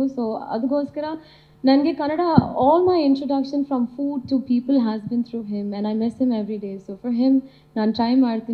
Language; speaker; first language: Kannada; non-native, learner; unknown